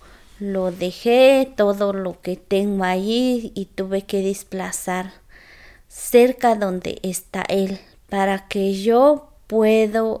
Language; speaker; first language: Spanish; non-native, local second language; Zapotec